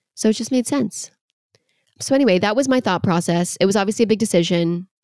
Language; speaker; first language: English; native; English